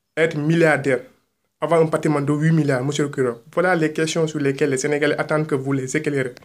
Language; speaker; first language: French; non-native, local second language; Wolof